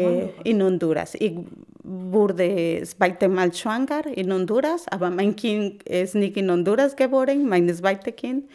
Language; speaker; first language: German; non-native, learner; Spanish